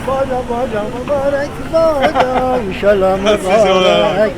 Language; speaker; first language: Persian; native; Persian